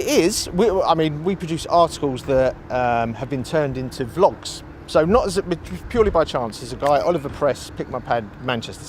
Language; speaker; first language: English; native; English